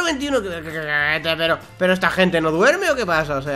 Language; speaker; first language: Spanish; native; Spanish